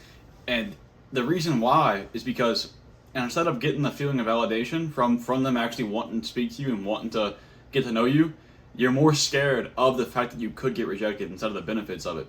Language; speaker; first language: English; native; English